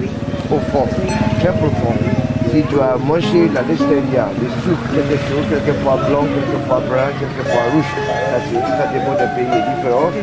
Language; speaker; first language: French; non-native, learner; Burmese